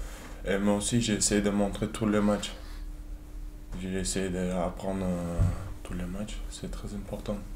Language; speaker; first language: French; non-native, learner; Turkish